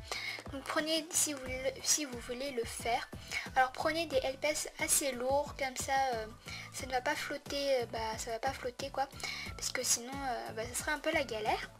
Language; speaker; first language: French; native; French